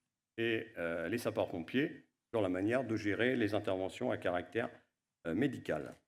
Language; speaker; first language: French; native; French